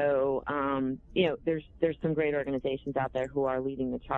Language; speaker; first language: English; native; English